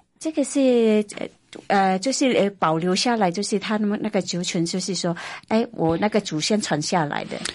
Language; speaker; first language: Chinese; non-native, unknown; Indonesian